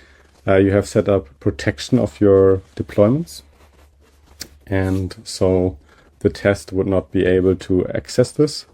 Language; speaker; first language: English; non-native, fluent; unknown